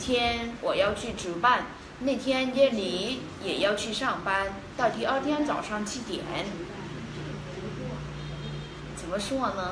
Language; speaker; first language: Chinese; non-native, fluent; Vietnamese